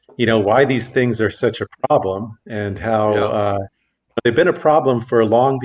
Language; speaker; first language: English; native; English